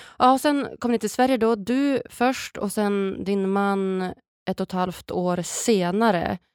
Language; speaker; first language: Swedish; native; Swedish